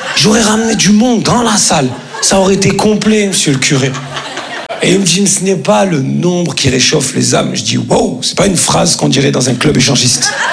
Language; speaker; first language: French; native; French